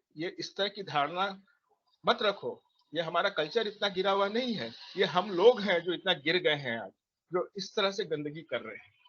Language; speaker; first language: Hindi; native; Hindi